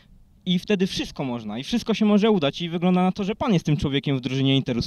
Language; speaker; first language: Polish; native; Polish